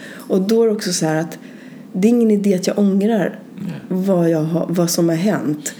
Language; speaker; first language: Swedish; early bilingual, other home language; Spanish